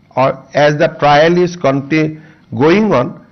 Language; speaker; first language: English; non-native, local second language; Assamese